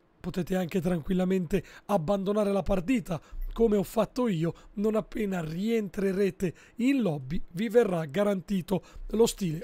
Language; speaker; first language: Italian; native; Italian